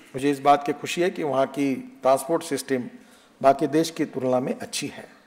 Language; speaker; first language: Hindi; non-native, local second language; Marathi